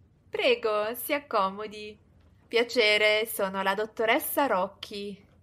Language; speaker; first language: Italian; native; Italian